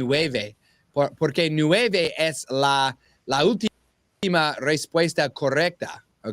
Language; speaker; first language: Spanish; non-native, learner; English